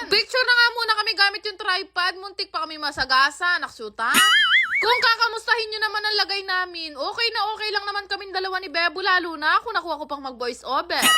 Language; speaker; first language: Filipino; native; Filipino